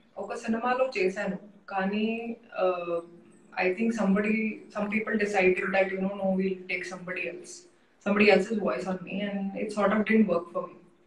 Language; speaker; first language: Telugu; non-native, fluent; Hindi